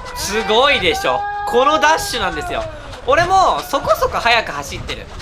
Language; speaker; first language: Japanese; native; Japanese